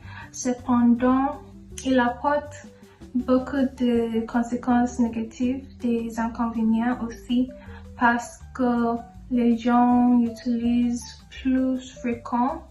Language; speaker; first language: French; non-native, learner; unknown